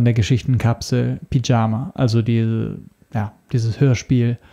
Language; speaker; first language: German; non-native, fluent; Italian